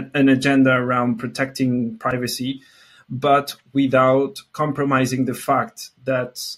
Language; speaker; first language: English; non-native, fluent; Spanish